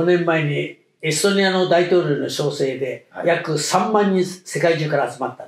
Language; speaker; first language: Japanese; native; Japanese